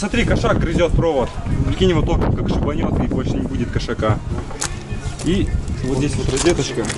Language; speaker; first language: Russian; native; Russian